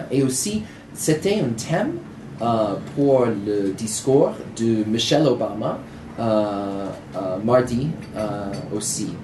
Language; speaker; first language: French; non-native, learner; English